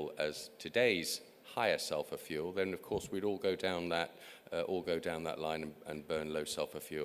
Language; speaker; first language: English; native; English